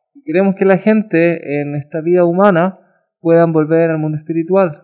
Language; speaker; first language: Spanish; native; Spanish